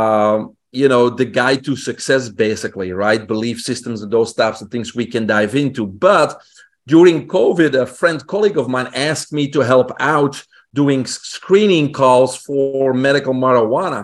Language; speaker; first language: English; non-native, fluent; Dutch